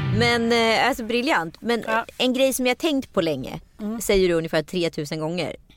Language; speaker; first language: Swedish; native; Swedish